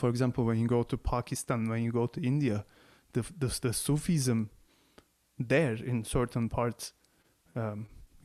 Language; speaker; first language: English; non-native, fluent; Turkish